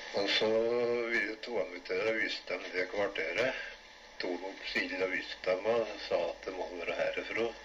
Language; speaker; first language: Norwegian; native; Norwegian